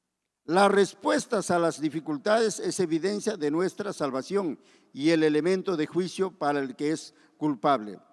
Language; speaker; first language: Spanish; native; Spanish